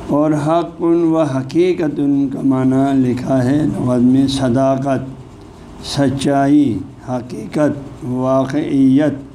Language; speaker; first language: Urdu; non-native, local second language; Balti